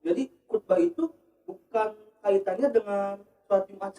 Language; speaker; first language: Indonesian; native; Indonesian